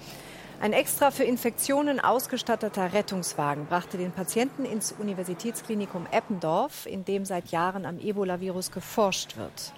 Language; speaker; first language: German; native; German